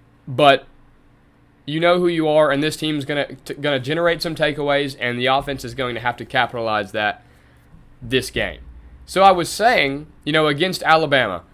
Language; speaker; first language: English; native; English